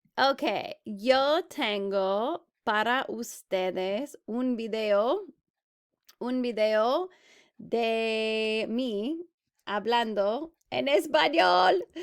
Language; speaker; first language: Spanish; non-native, fluent; English